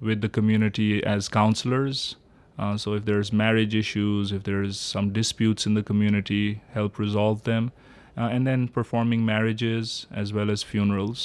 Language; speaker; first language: English; non-native, local second language; Urdu